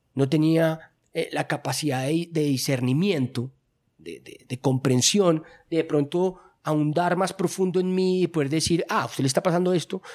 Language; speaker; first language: Spanish; native; Spanish